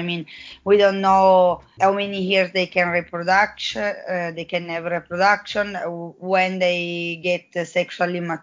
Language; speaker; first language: English; non-native, fluent; Italian